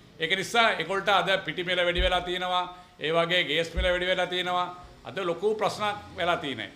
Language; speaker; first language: Sinhala; non-native, local second language; Tamil